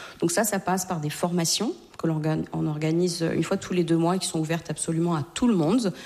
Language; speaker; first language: French; native; French